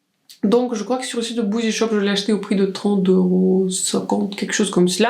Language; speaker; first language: French; native; French